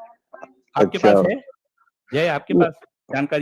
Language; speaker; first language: Urdu; native; Urdu